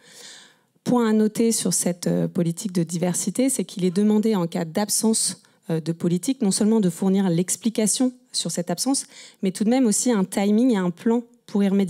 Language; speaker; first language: French; native; French